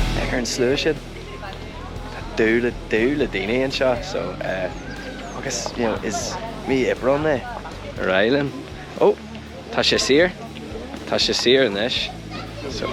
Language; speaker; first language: Irish; non-native, local second language; English